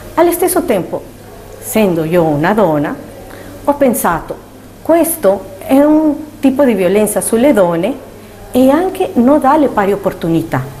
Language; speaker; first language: Italian; non-native, fluent; Spanish